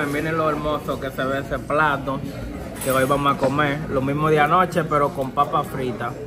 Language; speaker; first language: Spanish; native; Spanish